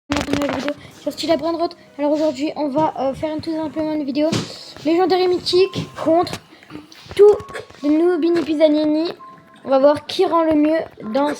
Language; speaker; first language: French; native; French